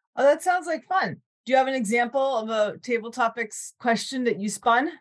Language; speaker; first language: English; native; English